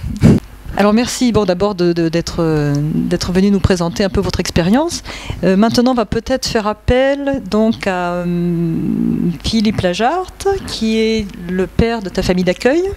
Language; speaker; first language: French; native; French